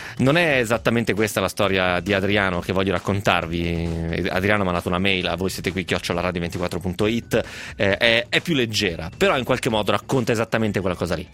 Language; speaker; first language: Italian; native; Italian